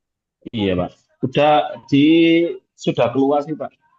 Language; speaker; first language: Indonesian; native; Indonesian